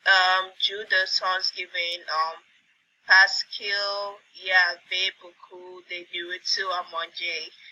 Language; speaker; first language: French; non-native, learner; English